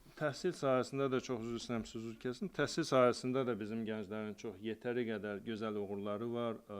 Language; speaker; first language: Azerbaijani; non-native, local second language; Avaric